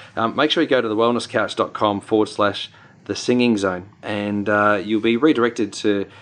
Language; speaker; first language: English; native; English